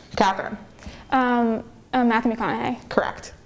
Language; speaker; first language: English; native; English